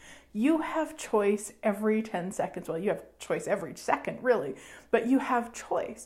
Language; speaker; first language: English; native; English